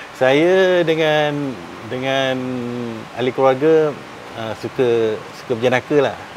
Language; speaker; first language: Malay; native; Malay